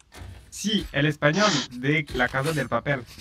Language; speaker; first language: Spanish; non-native, learner; French